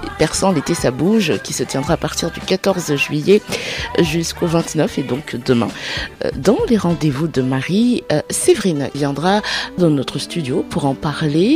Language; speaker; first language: French; native; French